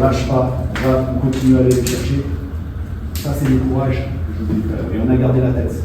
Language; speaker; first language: French; native; French